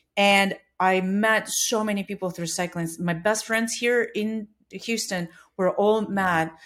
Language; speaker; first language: English; non-native, fluent; Russian